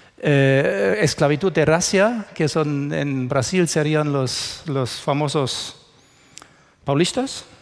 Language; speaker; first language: Spanish; non-native, fluent; German